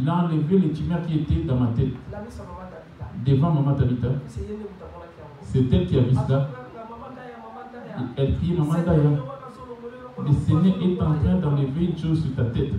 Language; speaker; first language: French; non-native, local second language; Lingala